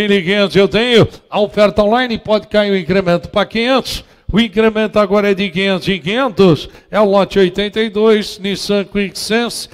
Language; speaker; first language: Portuguese; native; Portuguese